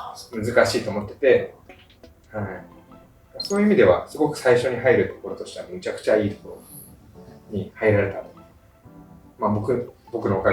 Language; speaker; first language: Japanese; native; Japanese